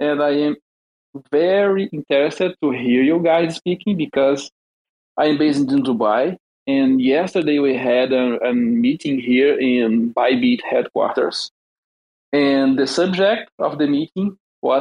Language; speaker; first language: English; non-native, fluent; Portuguese